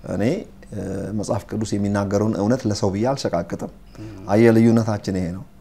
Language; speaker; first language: Amharic; native; Amharic